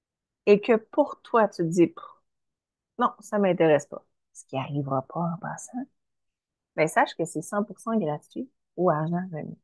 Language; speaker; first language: French; native; French